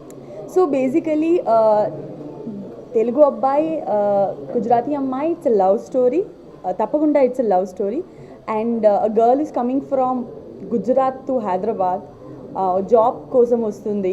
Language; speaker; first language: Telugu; non-native, learner; Gujarati